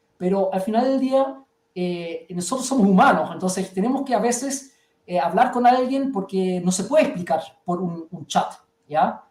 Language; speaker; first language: Spanish; early bilingual, heritage; German